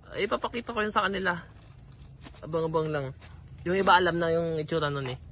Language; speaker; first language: Filipino; native; Filipino